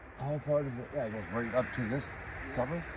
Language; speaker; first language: English; native; English